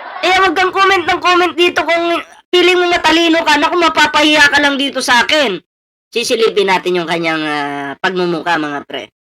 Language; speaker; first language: Filipino; non-native, local second language; Cebuano